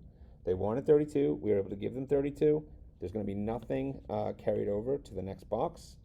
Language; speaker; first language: English; native; English